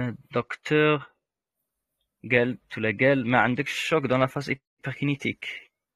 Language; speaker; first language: French; non-native, local second language; Arabic